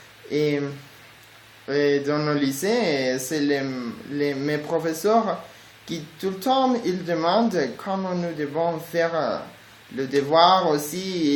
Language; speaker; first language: French; non-native, learner; Spanish